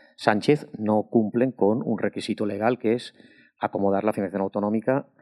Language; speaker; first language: Spanish; non-native, local second language; Catalan